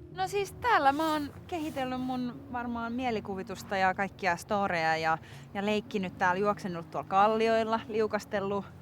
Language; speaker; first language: Finnish; native; Finnish